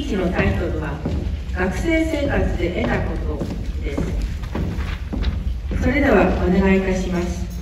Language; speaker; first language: Japanese; native; Japanese